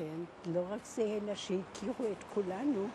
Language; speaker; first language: Hebrew; non-native, fluent; German